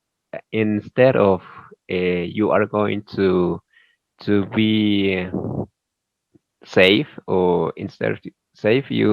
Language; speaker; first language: English; non-native, learner; Spanish